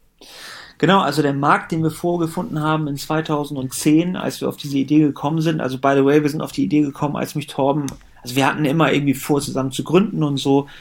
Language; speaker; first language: German; early bilingual, other home language; Persian